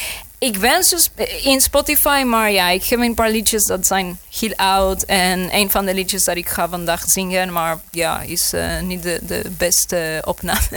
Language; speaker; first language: Dutch; non-native, learner; Spanish